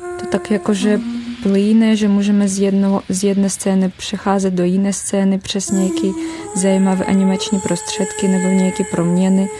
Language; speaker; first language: Czech; non-native, fluent; Russian